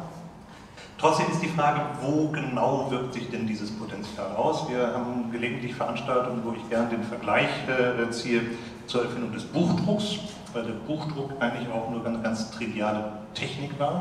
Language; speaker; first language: German; native; German